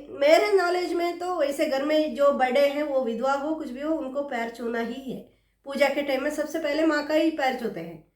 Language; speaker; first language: Hindi; non-native, local second language; Kannada